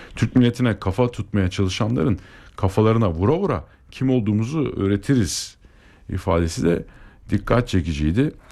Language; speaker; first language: Turkish; native; Turkish